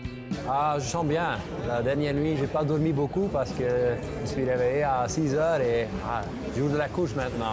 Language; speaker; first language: French; non-native, local second language; Dutch